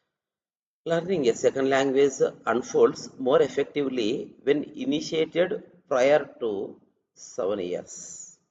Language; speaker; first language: English; non-native, local second language; Telugu